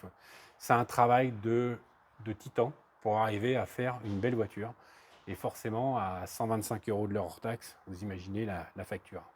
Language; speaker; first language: French; native; French